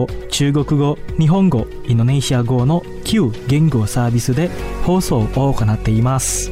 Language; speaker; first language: Japanese; non-native, fluent; Indonesian